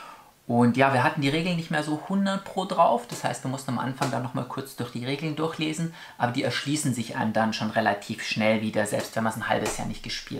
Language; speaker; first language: German; native; German